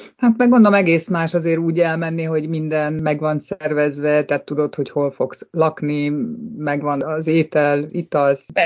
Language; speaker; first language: Hungarian; native; Hungarian